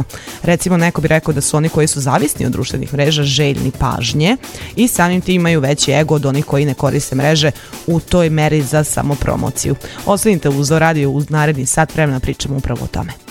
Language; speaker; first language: Serbian; native; Serbian